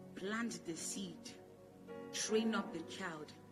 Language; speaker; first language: English; non-native, local second language; Igbo